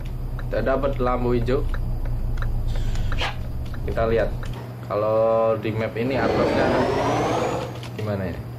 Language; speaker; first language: Indonesian; native; Indonesian